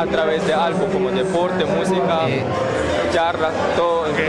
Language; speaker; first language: Spanish; non-native, learner; Japanese